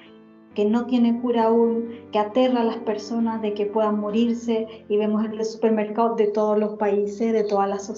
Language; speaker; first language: Spanish; native; Spanish